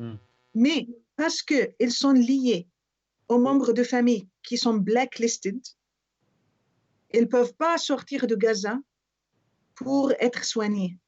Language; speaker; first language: French; non-native, fluent; Arabic